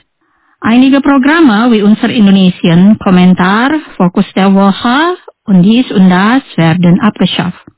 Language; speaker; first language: German; non-native, fluent; Indonesian